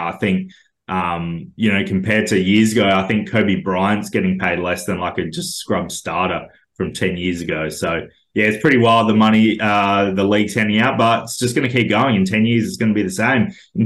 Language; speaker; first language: English; native; English